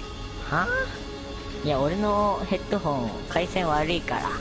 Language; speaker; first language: Japanese; native; Japanese